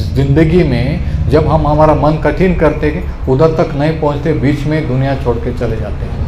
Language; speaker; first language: Hindi; non-native, local second language; Marathi